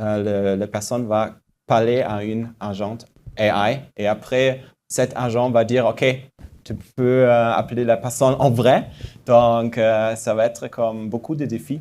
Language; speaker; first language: French; non-native, fluent; German